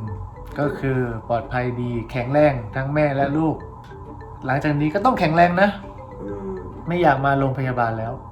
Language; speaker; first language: Thai; native; Thai